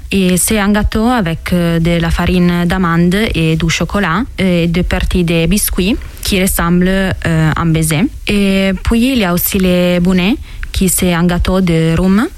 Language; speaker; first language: French; non-native, fluent; Italian